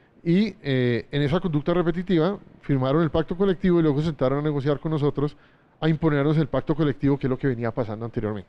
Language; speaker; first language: Spanish; native; Spanish